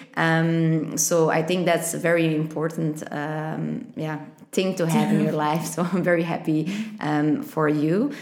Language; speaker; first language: English; non-native, fluent; Italian